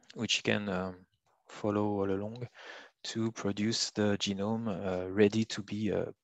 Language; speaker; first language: English; non-native, fluent; French